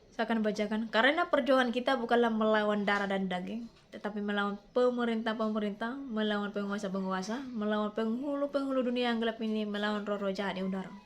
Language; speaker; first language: Indonesian; native; Indonesian